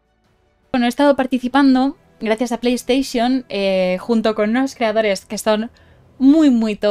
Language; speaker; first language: Spanish; native; Spanish